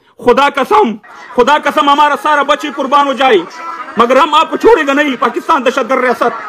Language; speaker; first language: Urdu; non-native, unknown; Pashto